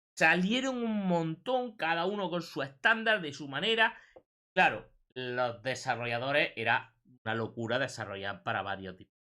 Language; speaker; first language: Spanish; native; Spanish